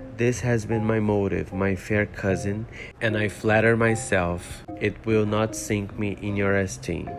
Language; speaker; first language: English; non-native, fluent; Portuguese